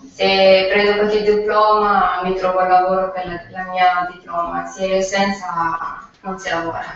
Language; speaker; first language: Italian; non-native, learner; Arabic